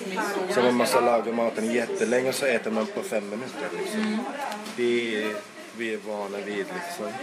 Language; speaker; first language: Swedish; non-native, local second language; Arabic